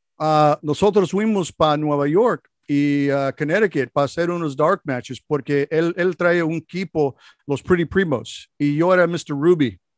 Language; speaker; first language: Spanish; non-native, learner; English